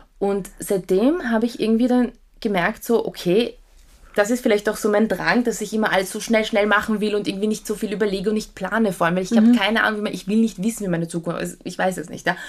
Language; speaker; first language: German; early bilingual, other home language; Polish